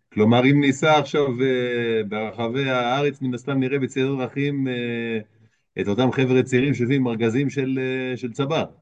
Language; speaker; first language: Hebrew; native; Hebrew